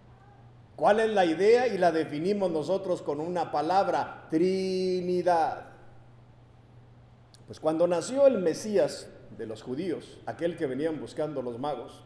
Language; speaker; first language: Spanish; native; Spanish